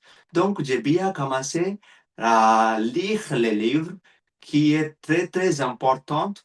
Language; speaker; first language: French; non-native, learner; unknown